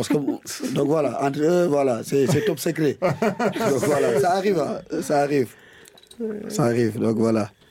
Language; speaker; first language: French; non-native, local second language; Wolof